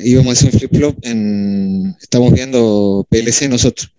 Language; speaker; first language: Spanish; native; Spanish